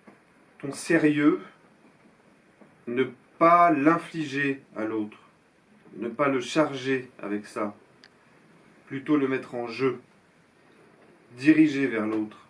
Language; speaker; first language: French; native; French